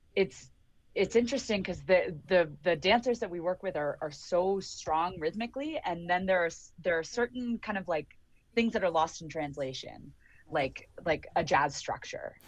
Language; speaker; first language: English; native; English